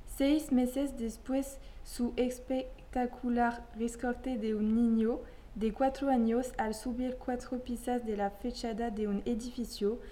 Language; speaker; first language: Spanish; non-native, learner; French